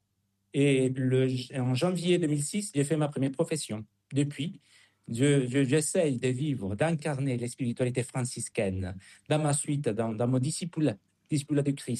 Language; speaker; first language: French; non-native, fluent; Spanish